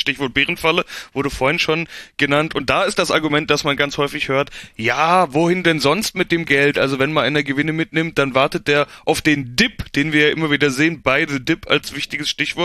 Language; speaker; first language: German; native; German